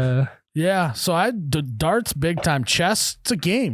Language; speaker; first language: English; native; English